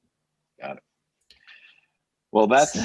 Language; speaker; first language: English; native; English